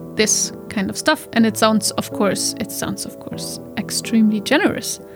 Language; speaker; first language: English; non-native, fluent; German